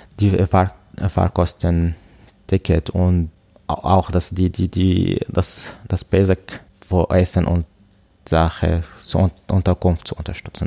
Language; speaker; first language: German; non-native, learner; Arabic